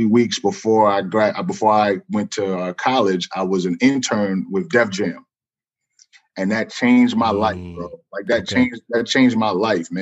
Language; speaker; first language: English; native; English